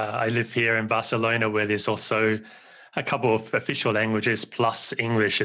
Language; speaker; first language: English; native; English